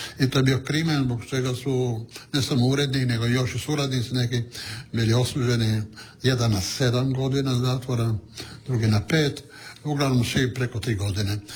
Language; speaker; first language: Croatian; non-native, local second language; Italian